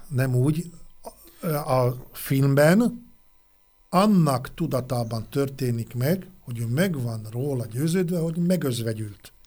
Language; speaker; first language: Hungarian; native; Hungarian